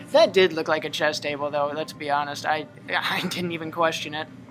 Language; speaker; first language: English; native; English